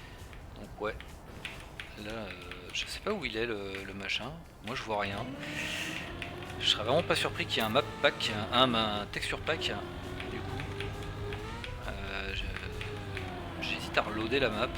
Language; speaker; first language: French; native; French